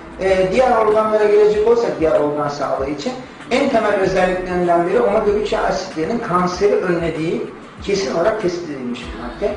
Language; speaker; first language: Turkish; native; Turkish